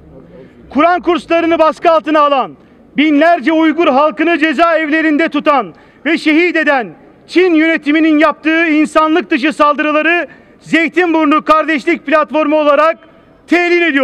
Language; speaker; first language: Turkish; native; Turkish